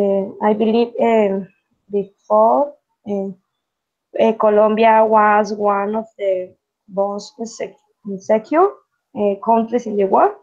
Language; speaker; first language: English; non-native, learner; Spanish